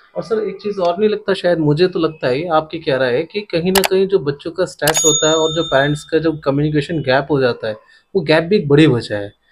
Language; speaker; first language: Hindi; native; Hindi